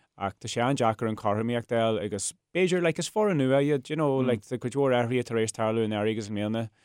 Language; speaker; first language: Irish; non-native, local second language; English